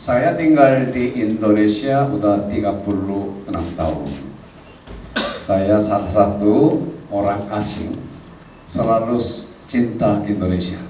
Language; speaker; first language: Indonesian; non-native, fluent; Korean